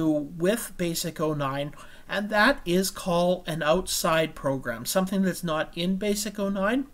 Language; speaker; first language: English; native; English